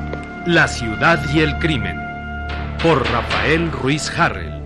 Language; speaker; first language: Spanish; native; Spanish